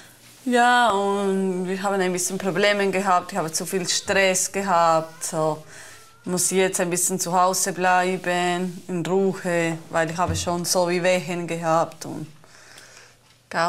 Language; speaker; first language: German; non-native, fluent; Spanish